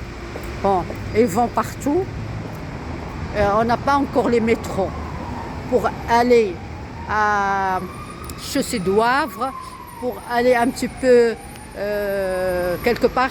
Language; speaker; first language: French; non-native, local second language; Arabic